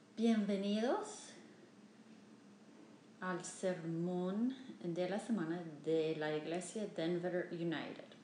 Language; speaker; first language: Spanish; non-native, learner; English